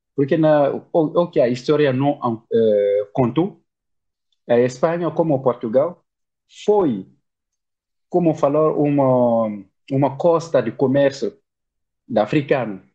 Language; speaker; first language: Portuguese; non-native, learner; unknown